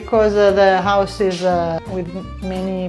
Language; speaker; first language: English; non-native, learner; Italian